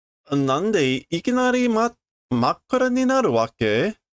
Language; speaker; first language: Japanese; non-native, learner; English